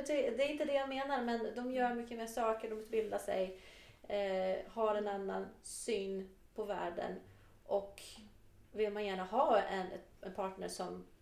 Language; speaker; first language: Swedish; non-native, fluent; Portuguese